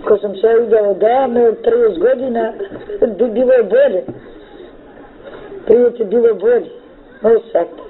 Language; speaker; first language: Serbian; non-native, local second language; Romany